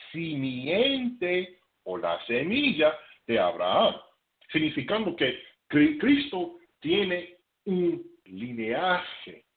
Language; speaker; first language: Spanish; non-native, fluent; English